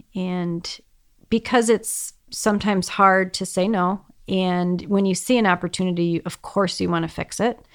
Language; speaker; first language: English; native; English